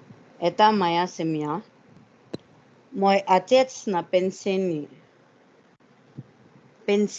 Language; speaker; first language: Russian; non-native, learner; Hindi